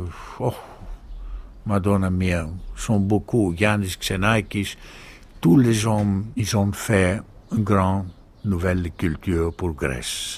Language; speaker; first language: French; non-native, learner; Greek